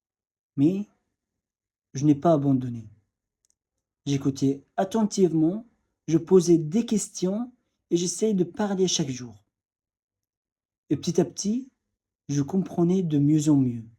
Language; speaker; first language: French; non-native, fluent; Arabic